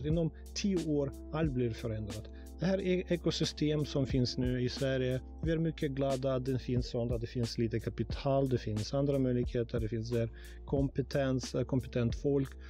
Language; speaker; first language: Swedish; non-native, fluent; Russian